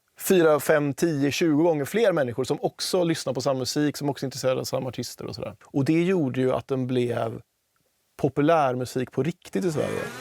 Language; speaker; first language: Swedish; native; Swedish